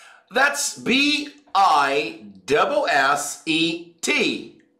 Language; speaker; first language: English; non-native, fluent; Portuguese